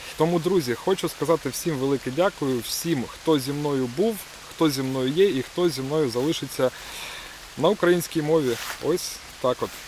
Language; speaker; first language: Ukrainian; non-native, local second language; Russian